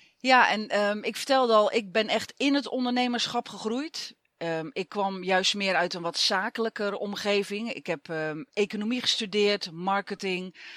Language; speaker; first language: Dutch; native; Dutch